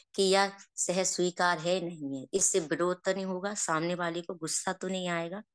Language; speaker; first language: Hindi; native; Hindi